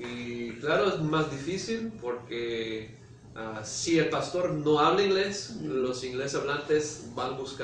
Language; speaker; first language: Spanish; early bilingual, heritage; English